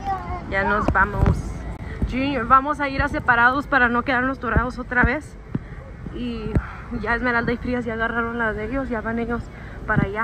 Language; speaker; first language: Spanish; early bilingual, other home language; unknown